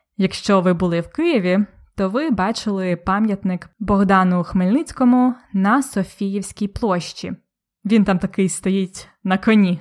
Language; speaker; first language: Ukrainian; native; Ukrainian